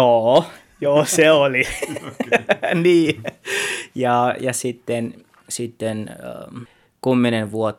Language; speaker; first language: Finnish; non-native, learner; Tswana